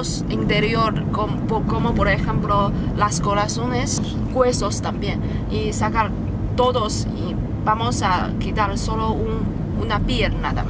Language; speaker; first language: Spanish; non-native, learner; Chinese